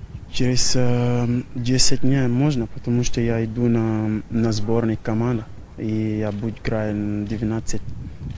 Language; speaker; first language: Ukrainian; non-native, learner; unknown